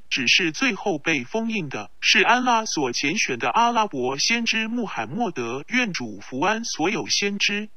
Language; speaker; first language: Chinese; non-native, local second language; Cantonese